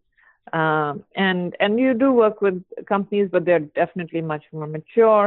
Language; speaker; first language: English; non-native, local second language; Hindi